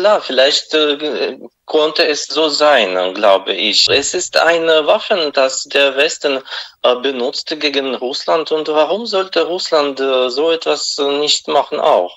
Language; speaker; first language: German; non-native, fluent; Russian